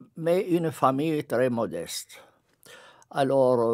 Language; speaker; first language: French; non-native, fluent; Arabic